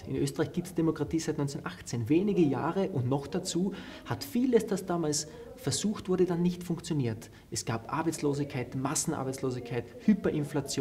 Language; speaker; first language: German; native; German